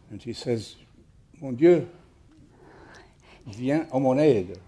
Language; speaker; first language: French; non-native, learner; English